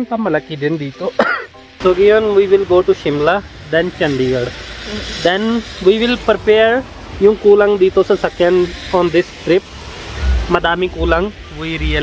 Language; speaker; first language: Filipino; non-native, learner; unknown